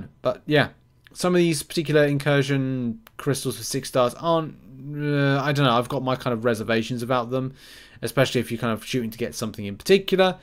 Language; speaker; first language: English; native; English